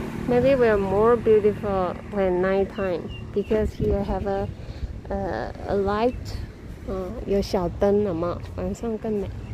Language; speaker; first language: English; non-native, learner; Chinese